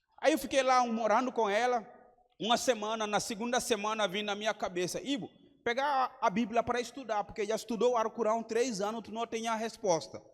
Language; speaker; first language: Portuguese; non-native, fluent; Mandingo